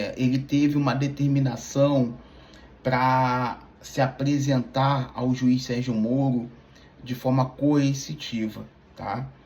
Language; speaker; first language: Portuguese; native; Portuguese